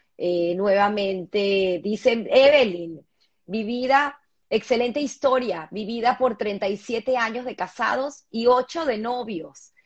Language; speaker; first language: Spanish; native; Spanish